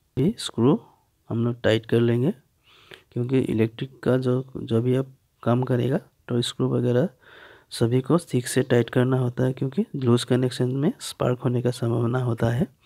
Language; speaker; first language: Hindi; native; Hindi